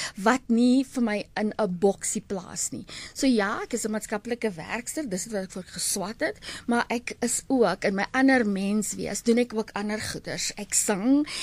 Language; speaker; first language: Afrikaans; native; Afrikaans